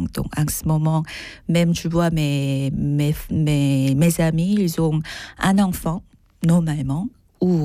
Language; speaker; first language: French; non-native, fluent; Korean